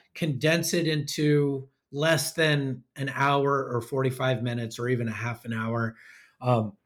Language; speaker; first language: English; native; English